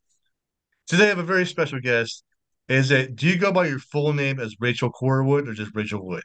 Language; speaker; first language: English; native; English